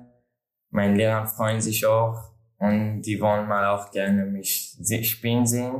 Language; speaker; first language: German; non-native, learner; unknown